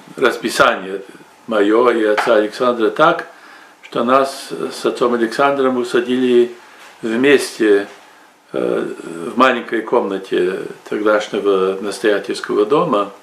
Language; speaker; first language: Russian; early bilingual, heritage; Russian